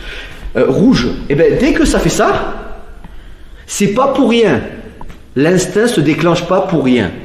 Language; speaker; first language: French; native; French